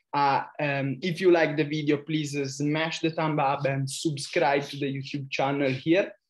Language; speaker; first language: English; non-native, fluent; Italian